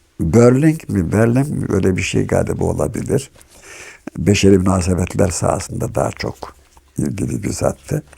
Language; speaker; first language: Turkish; native; Turkish